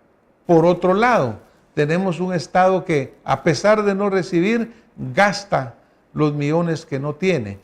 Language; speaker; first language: Spanish; native; Spanish